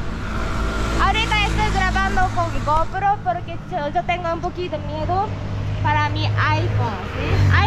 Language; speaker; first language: Spanish; non-native, learner; Japanese